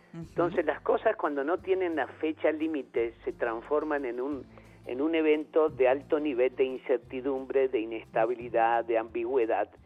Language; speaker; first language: Spanish; native; Spanish